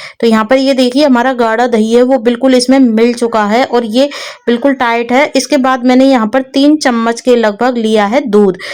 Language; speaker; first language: Hindi; native; Hindi